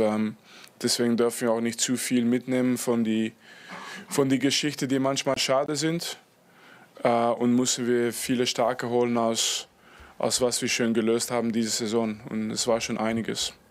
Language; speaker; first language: German; non-native, fluent; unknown